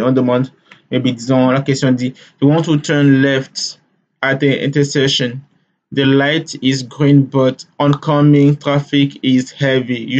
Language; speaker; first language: English; non-native, learner; French